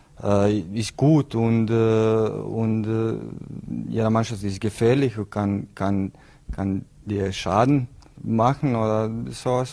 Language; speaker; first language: German; non-native, learner; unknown